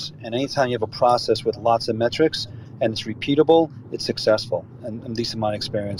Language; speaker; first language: English; native; English